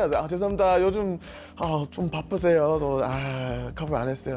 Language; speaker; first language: Korean; non-native, learner; English